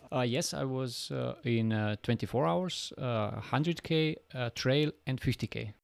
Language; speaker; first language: English; non-native, learner; Bosnian